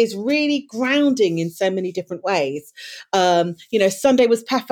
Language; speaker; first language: English; native; English